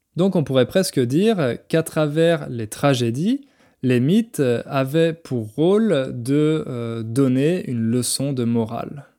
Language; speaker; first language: French; native; French